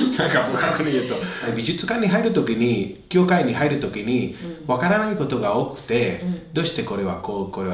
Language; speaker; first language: Japanese; non-native, fluent; Spanish